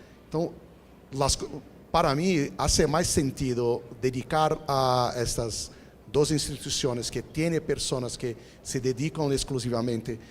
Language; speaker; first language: Spanish; non-native, fluent; Portuguese